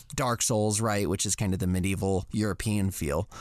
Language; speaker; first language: English; native; English